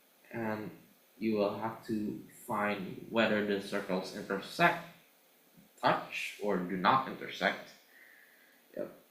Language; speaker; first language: English; non-native, fluent; Indonesian